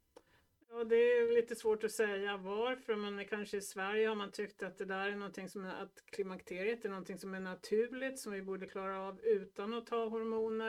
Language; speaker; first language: Swedish; native; Swedish